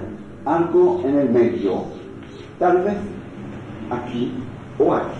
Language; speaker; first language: Spanish; non-native, fluent; French